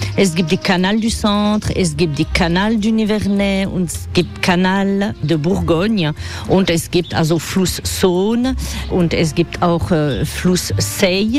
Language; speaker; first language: German; non-native, learner; French